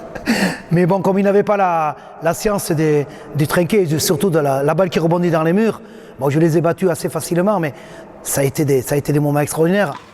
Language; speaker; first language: French; native; French